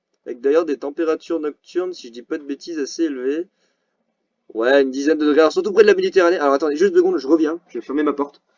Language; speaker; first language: French; native; French